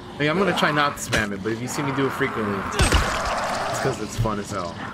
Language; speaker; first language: English; early bilingual, other home language; Spanish